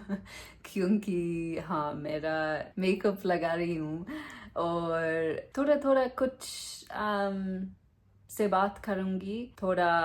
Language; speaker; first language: Hindi; non-native, learner; English